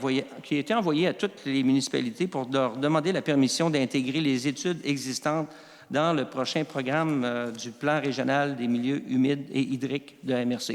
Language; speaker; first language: French; native; French